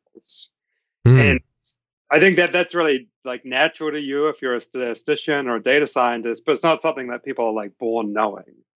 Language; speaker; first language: English; native; English